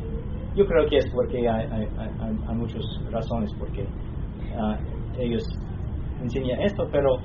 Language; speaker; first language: Spanish; non-native, fluent; English